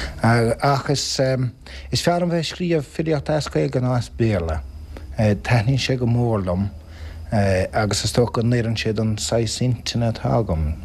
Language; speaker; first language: Irish; non-native, local second language; English